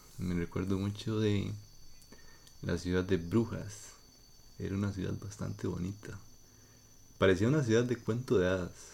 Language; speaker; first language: Spanish; native; Spanish